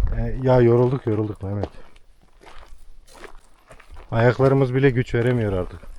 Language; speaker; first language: Turkish; native; Turkish